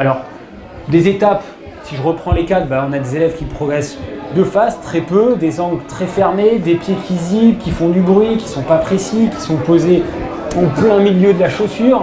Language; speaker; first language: French; native; French